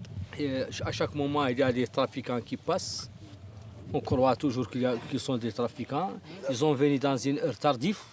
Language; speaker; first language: French; non-native, local second language; Arabic